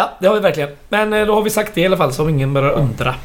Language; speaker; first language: Swedish; native; Swedish